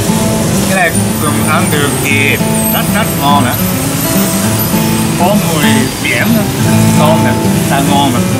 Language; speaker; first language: Vietnamese; non-native, learner; Japanese